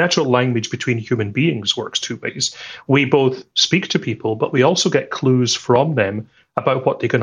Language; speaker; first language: English; native; English